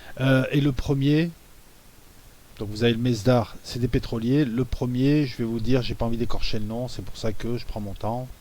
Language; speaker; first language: French; native; French